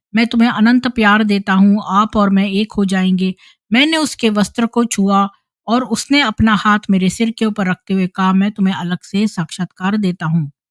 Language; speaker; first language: Hindi; native; Hindi